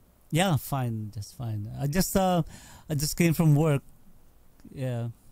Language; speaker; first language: English; non-native, local second language; Filipino